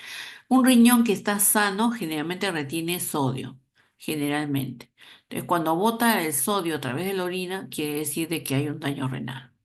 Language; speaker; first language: Spanish; native; Spanish